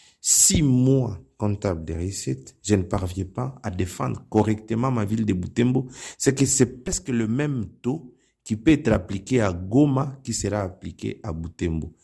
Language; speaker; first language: French; non-native, local second language; Nande